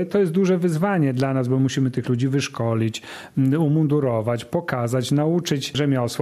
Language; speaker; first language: Polish; native; Polish